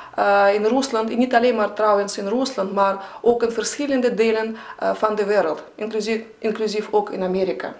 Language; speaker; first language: Dutch; non-native, fluent; Russian